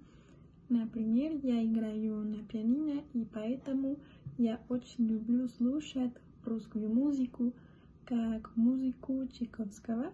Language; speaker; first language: Russian; non-native, learner; Spanish